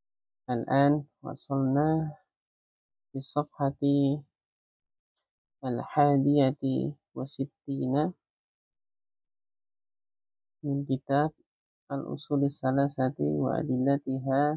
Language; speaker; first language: Arabic; non-native, fluent; Indonesian